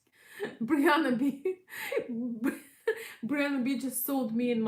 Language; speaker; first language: English; non-native, fluent; Russian